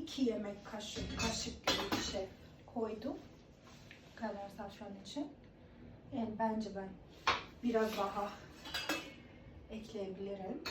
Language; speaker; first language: Turkish; non-native, learner; Persian